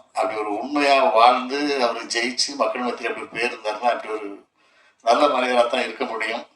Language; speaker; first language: Tamil; native; Tamil